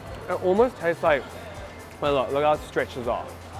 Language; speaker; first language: English; early bilingual, other home language; Korean